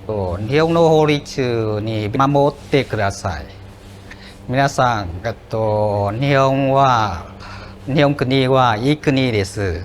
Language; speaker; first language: Japanese; non-native, learner; Vietnamese